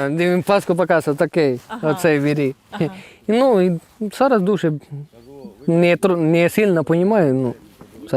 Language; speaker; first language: Ukrainian; non-native, learner; Spanish